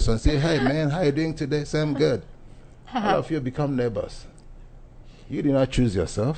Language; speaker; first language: English; non-native, local second language; Igbo